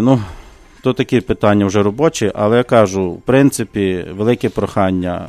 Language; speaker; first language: Ukrainian; native; Ukrainian